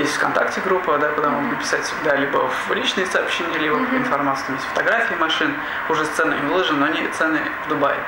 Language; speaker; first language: Russian; native; Russian